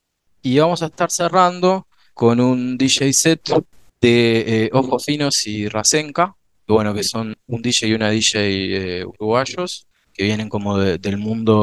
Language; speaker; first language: Spanish; native; Spanish